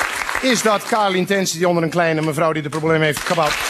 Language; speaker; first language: Dutch; native; Dutch